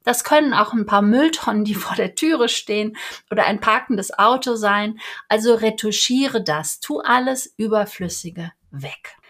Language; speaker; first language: German; native; German